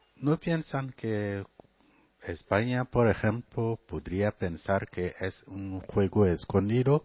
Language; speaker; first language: Spanish; non-native, fluent; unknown